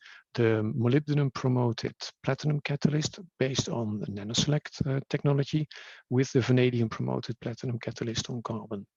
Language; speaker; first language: English; non-native, fluent; Dutch